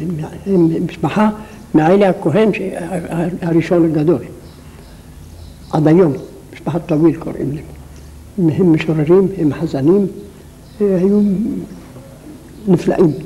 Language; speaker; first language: Hebrew; non-native, local second language; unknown